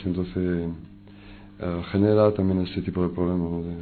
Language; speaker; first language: Spanish; non-native, fluent; French